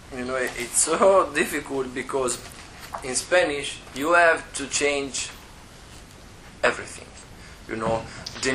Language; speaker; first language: English; non-native, learner; Italian